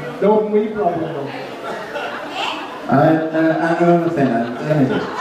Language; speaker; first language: English; non-native, local second language; Spanish